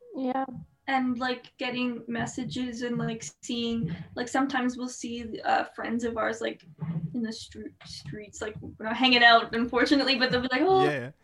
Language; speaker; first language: English; native; English